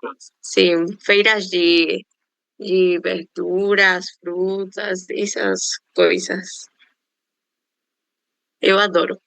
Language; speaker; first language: Portuguese; non-native, learner; Spanish